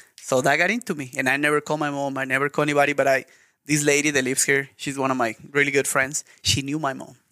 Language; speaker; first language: English; non-native, learner; Spanish